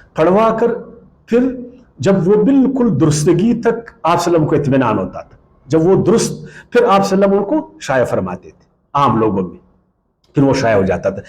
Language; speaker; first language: Urdu; non-native, local second language; Pashto